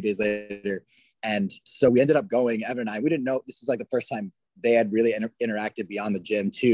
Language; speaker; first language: English; native; English